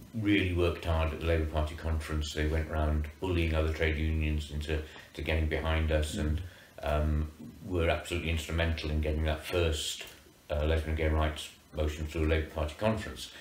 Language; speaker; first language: English; native; English